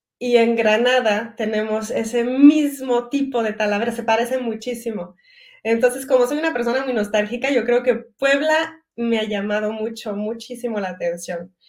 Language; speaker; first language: Spanish; non-native, fluent; French